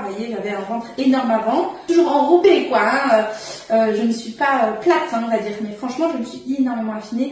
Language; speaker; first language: French; native; French